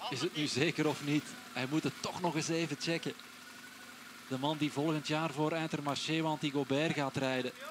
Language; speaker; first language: Dutch; native; Dutch